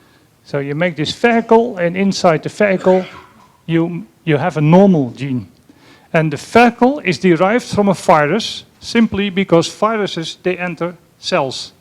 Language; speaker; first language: English; non-native, fluent; Dutch